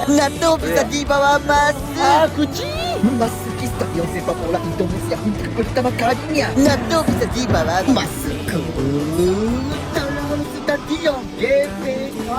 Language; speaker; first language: Indonesian; non-native, learner; Japanese